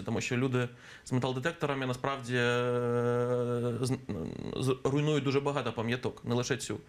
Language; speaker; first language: Ukrainian; native; Ukrainian